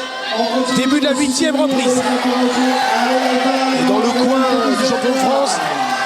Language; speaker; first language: French; native; French